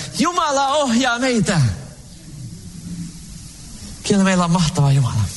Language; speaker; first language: Finnish; early bilingual, heritage; Finnish